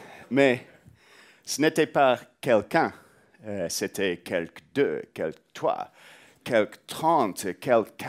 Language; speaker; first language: French; non-native, learner; English